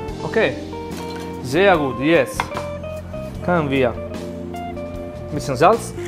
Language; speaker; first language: German; non-native, learner; Italian